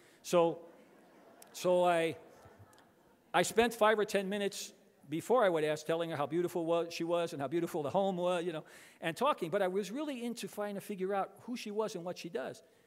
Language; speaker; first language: English; early bilingual, other home language; Spanish